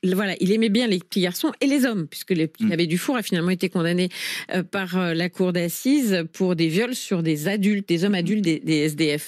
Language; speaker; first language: French; native; French